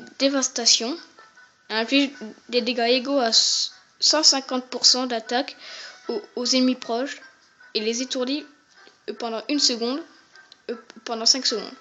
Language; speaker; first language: French; native; French